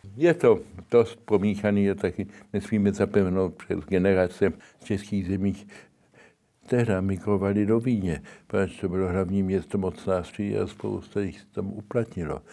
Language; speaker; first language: Czech; early bilingual, heritage; Czech